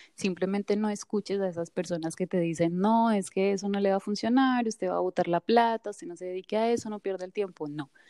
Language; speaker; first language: Spanish; native; Spanish